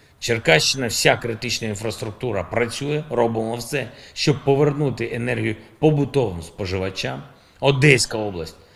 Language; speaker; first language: Ukrainian; non-native, local second language; Russian